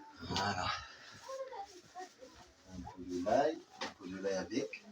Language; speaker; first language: French; non-native, local second language; Arabic